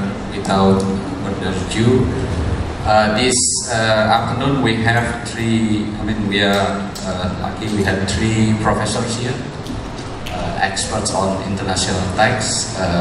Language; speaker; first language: English; non-native, fluent; Indonesian